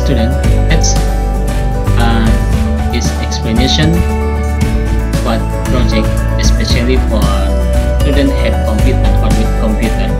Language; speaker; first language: English; non-native, learner; Indonesian